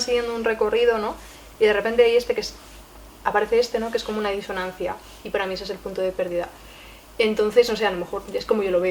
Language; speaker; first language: Spanish; native; Spanish